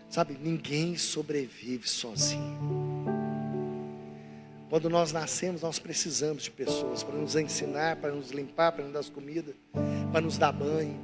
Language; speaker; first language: Portuguese; native; Portuguese